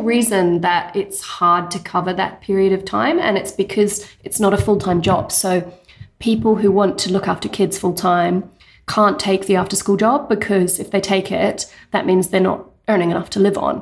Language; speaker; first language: English; native; English